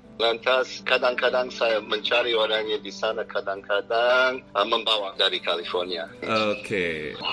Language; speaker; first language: Indonesian; non-native, fluent; English